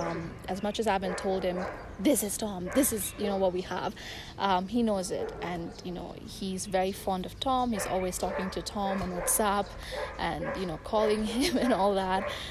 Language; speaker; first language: English; non-native, local second language; Tamil